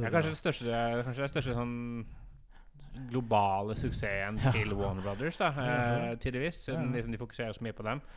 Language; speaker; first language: Norwegian; native; Norwegian